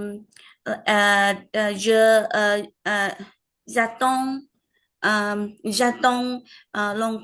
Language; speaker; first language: French; non-native, learner; Vietnamese